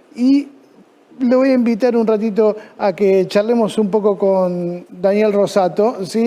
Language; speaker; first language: Spanish; native; Spanish